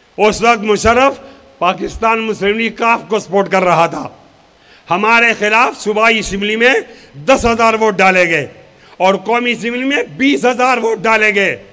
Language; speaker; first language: Urdu; non-native, local second language; Pashto